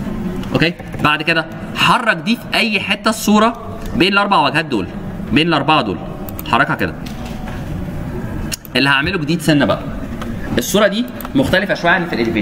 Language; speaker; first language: Arabic; native; Arabic